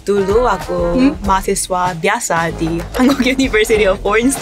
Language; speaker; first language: Indonesian; non-native, fluent; Korean